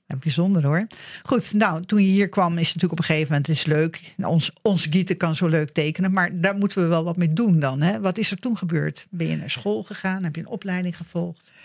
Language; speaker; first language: Dutch; native; Dutch